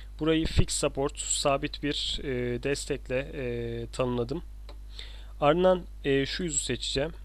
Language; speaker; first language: Turkish; native; Turkish